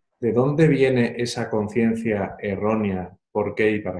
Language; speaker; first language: Spanish; native; Spanish